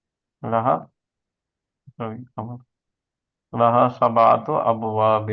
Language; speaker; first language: Arabic; non-native, fluent; Kashmiri